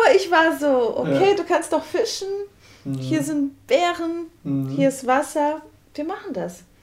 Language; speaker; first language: German; non-native, fluent; Portuguese